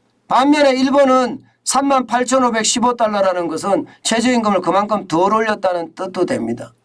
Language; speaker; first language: Korean; native; Korean